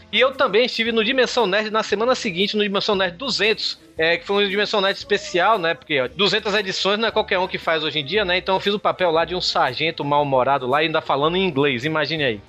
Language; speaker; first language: Portuguese; native; Portuguese